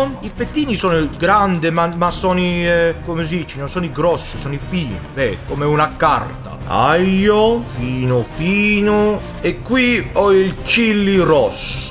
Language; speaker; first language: Italian; non-native, learner; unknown